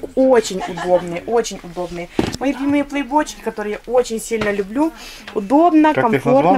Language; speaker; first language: Russian; native; Russian